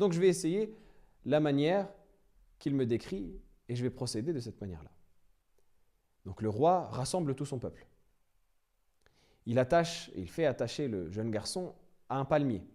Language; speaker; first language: French; native; French